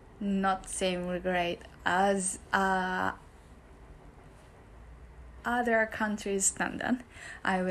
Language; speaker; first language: English; non-native, learner; Japanese